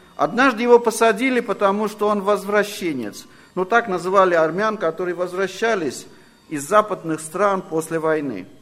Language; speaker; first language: Russian; non-native, fluent; Armenian